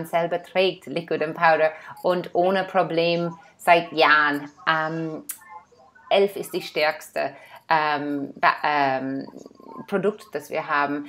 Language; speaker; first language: German; non-native, fluent; English